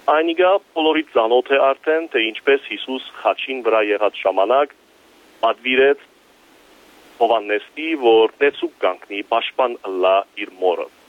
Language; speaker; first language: Armenian; early bilingual, heritage; Armenian